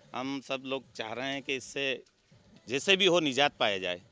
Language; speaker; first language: Hindi; native; Hindi